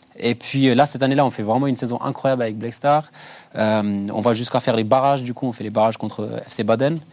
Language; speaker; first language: French; early bilingual, other home language; Albanian